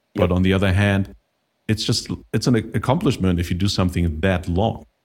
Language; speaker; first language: English; non-native, fluent; German